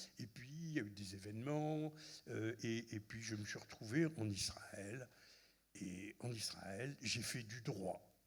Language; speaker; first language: French; non-native, local second language; Arabic